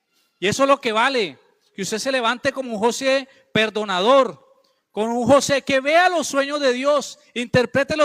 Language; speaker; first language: Spanish; native; Spanish